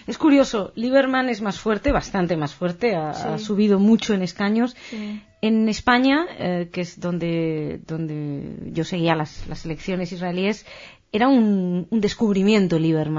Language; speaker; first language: Spanish; native; Spanish